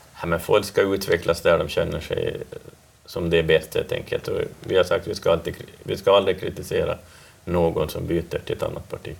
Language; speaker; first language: Swedish; native; Swedish